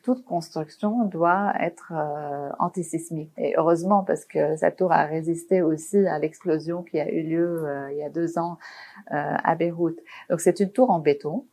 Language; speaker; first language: French; non-native, local second language; Arabic